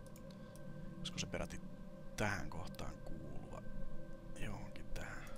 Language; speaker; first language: Finnish; native; Finnish